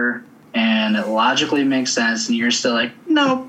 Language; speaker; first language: English; native; English